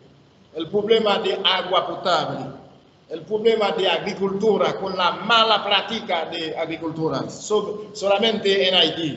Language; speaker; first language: Spanish; non-native, learner; Haitian Creole